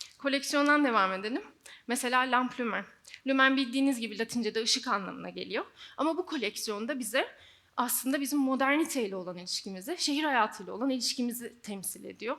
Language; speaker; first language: Turkish; native; Turkish